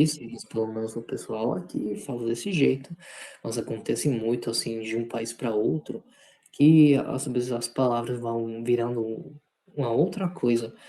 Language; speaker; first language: Portuguese; non-native, fluent; Spanish